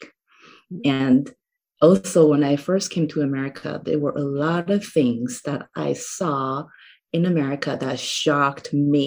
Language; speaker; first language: English; non-native, fluent; Chinese